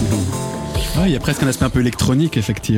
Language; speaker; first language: French; native; French